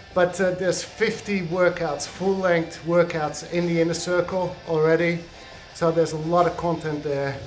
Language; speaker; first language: English; non-native, fluent; Dutch